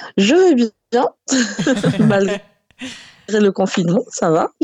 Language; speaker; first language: French; non-native, local second language; Malagasy